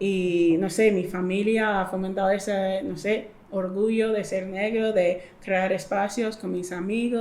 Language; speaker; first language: Spanish; non-native, fluent; English